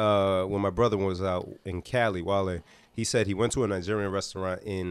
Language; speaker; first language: English; native; English